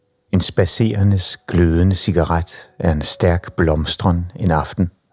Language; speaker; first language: Danish; native; Danish